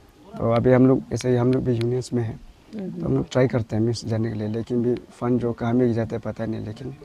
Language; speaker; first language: Hindi; non-native, local second language; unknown